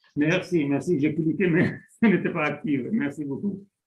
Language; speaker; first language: French; non-native, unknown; Persian